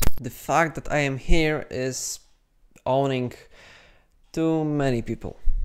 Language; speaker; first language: English; non-native, fluent; Polish